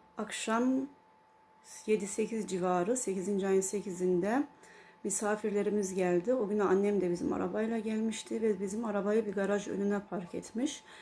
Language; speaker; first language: Turkish; early bilingual, heritage; Turkish